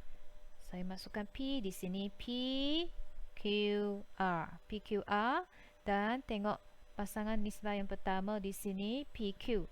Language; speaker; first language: Malay; native; Malay